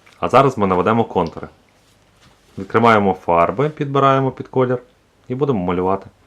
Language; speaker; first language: Ukrainian; native; Ukrainian